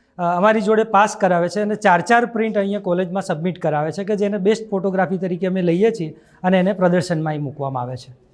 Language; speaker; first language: Gujarati; native; Gujarati